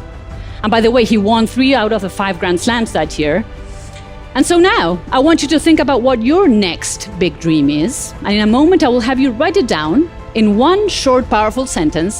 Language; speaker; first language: English; non-native, fluent; Spanish